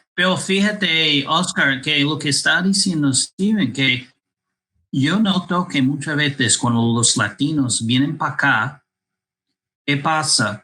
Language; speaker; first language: Spanish; non-native, fluent; English